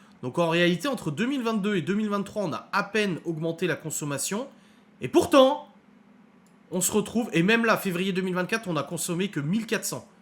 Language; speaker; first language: French; native; French